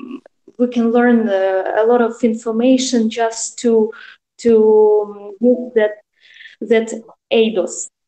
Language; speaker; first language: English; non-native, learner; Russian